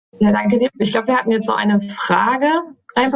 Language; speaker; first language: German; native; German